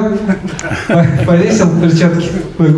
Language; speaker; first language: Russian; native; Russian